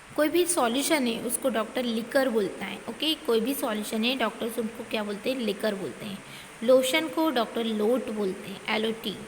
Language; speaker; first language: Hindi; native; Hindi